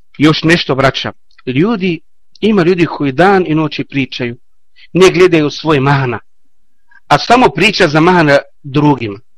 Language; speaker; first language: Bosnian; non-native, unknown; Arabic